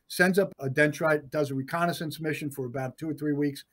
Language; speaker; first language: English; native; English